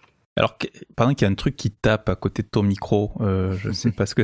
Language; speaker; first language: French; native; French